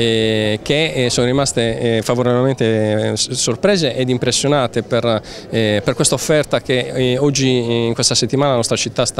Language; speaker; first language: Italian; native; Italian